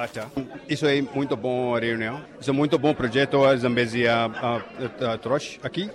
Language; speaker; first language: Portuguese; non-native, learner; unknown